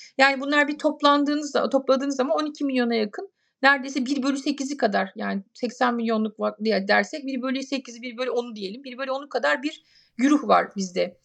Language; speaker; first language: Turkish; native; Turkish